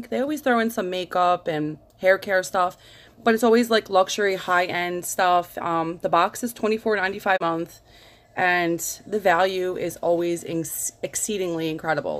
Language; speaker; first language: English; native; English